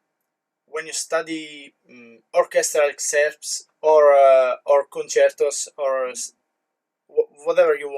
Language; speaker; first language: English; non-native, learner; Italian